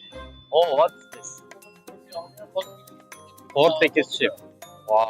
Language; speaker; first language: English; non-native, fluent; Turkish